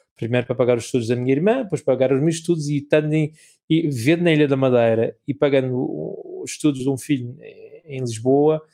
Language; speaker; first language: Portuguese; native; Portuguese